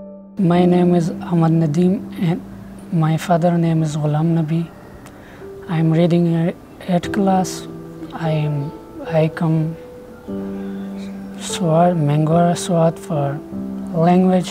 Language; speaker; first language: English; non-native, learner; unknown